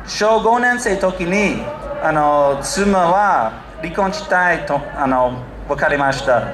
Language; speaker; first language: Japanese; non-native, learner; English